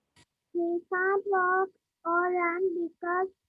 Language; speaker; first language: English; non-native, learner; Sinhala